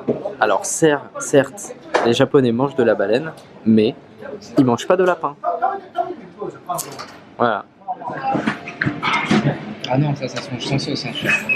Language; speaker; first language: French; native; French